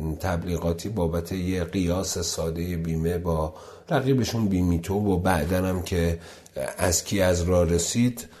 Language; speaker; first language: Persian; non-native, local second language; Azerbaijani